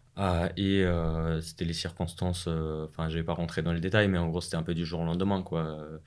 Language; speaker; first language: French; non-native, fluent; Russian